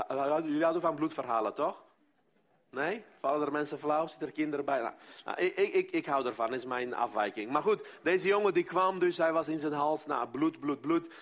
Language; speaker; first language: Dutch; non-native, fluent; Armenian